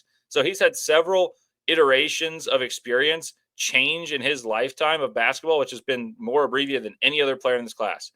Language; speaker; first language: English; native; English